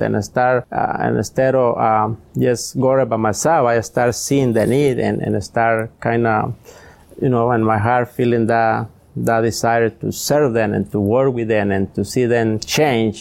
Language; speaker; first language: English; non-native, learner; Spanish